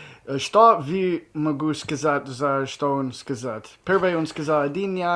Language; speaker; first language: Russian; non-native, learner; English